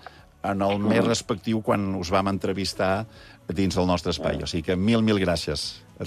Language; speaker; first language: Catalan; native; Catalan